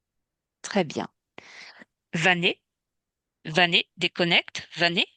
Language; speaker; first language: French; native; French